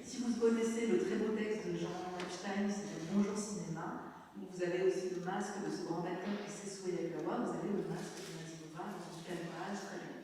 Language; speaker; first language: French; native; French